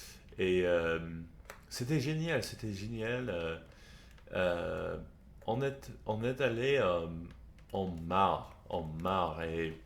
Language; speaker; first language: French; non-native, learner; English